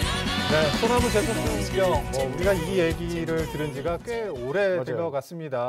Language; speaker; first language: Korean; native; Korean